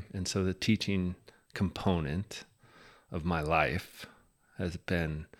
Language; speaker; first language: English; native; English